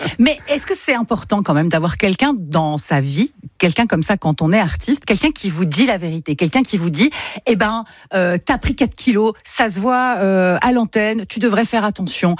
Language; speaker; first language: French; native; French